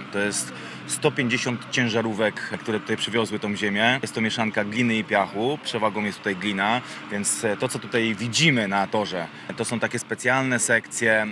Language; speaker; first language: Polish; native; Polish